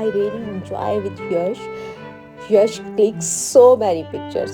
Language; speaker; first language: English; non-native, learner; Urdu